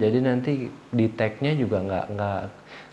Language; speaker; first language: Indonesian; native; Indonesian